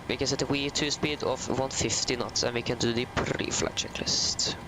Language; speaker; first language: English; non-native, fluent; Norwegian